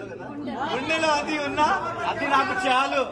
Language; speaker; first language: Telugu; non-native, learner; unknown